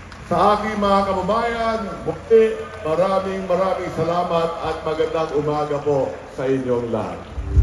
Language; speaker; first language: Filipino; native; Filipino